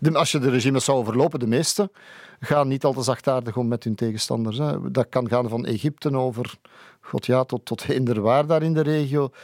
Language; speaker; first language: Dutch; native; Dutch